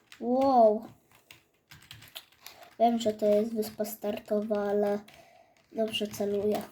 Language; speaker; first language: Polish; native; Polish